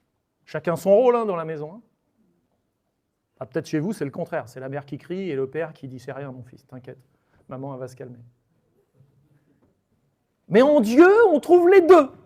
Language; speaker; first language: French; native; French